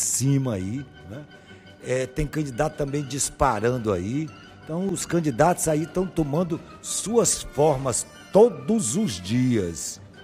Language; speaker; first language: Portuguese; native; Portuguese